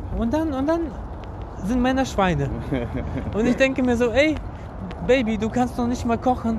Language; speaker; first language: German; non-native, fluent; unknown